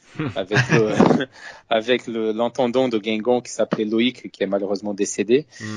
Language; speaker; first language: French; non-native, fluent; Portuguese